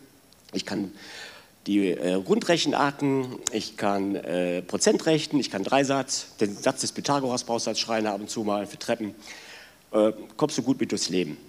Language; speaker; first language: German; native; German